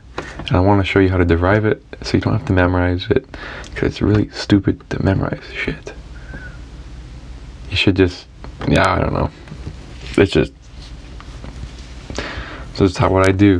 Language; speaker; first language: English; native; English